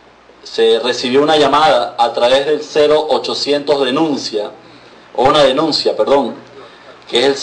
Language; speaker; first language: Spanish; native; Spanish